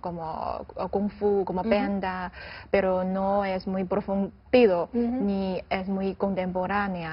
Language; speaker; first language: Spanish; non-native, fluent; Chinese